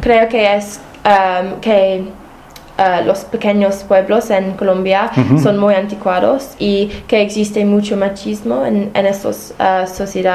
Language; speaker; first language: Spanish; non-native, fluent; English